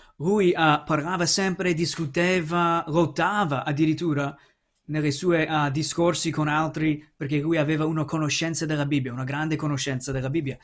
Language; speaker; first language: Italian; non-native, fluent; English